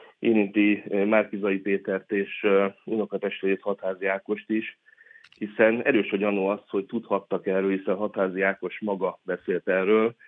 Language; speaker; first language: Hungarian; native; Hungarian